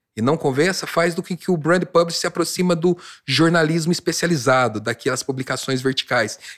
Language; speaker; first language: Portuguese; native; Portuguese